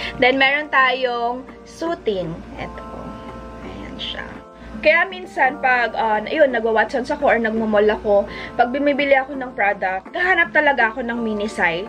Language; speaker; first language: Filipino; native; Filipino